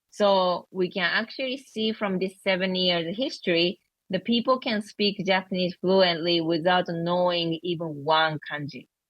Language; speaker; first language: English; non-native, learner; Japanese